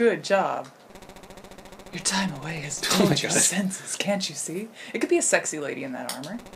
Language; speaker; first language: English; native; English